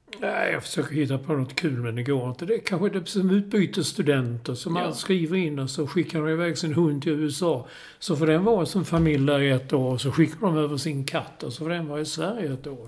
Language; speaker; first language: Swedish; native; Swedish